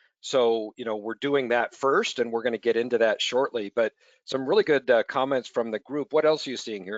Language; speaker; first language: English; native; English